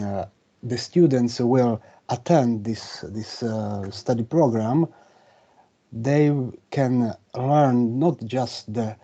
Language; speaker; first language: English; non-native, fluent; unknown